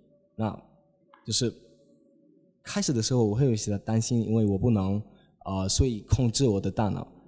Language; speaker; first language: Chinese; non-native, fluent; Polish